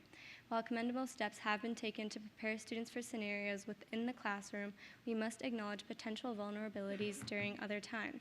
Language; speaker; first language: English; native; English